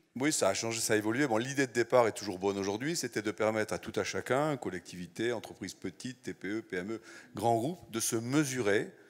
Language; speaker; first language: French; native; French